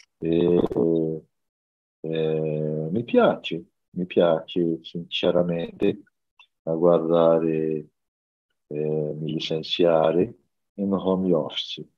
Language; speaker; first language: Italian; non-native, learner; Portuguese